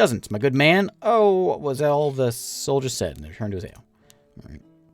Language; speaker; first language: English; native; English